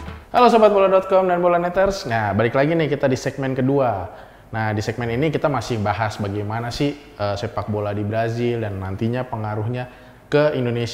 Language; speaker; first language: Indonesian; native; Indonesian